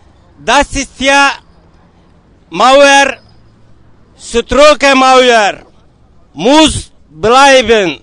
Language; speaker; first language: German; non-native, learner; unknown